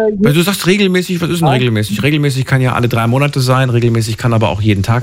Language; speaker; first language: German; native; German